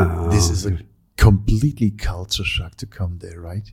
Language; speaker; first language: English; non-native, fluent; German